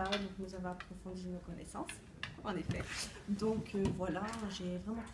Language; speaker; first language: French; native; French